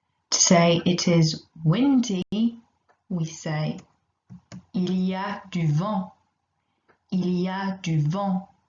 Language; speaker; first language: French; non-native, fluent; English